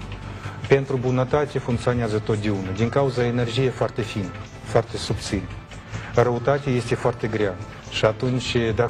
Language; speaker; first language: Romanian; non-native, learner; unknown